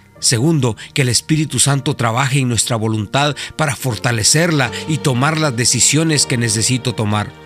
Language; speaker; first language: Spanish; native; Spanish